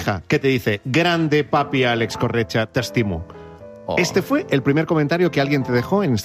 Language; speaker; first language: Spanish; native; Spanish